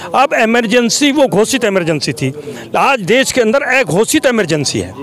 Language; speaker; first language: Hindi; native; Hindi